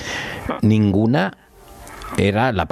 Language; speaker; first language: Spanish; native; Spanish